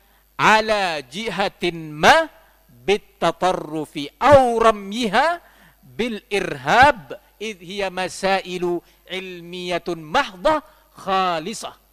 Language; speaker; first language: Arabic; non-native, fluent; Indonesian